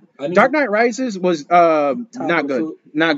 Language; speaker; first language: English; early bilingual, other home language; Spanish